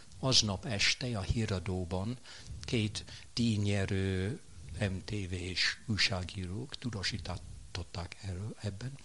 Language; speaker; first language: Hungarian; non-native, fluent; English